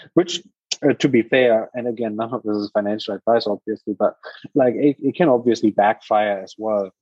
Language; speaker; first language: English; non-native, fluent; German